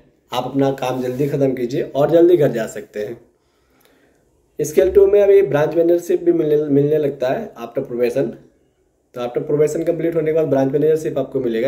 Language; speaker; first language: Hindi; native; Hindi